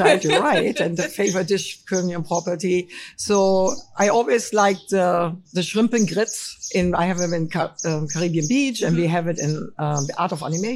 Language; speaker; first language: English; non-native, fluent; German